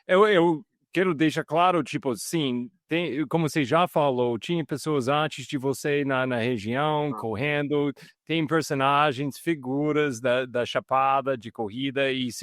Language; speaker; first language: Portuguese; non-native, fluent; English